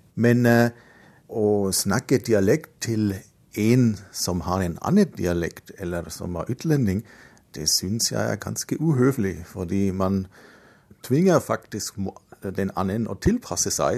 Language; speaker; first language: Norwegian; non-native, fluent; German